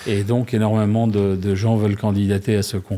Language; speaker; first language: French; native; French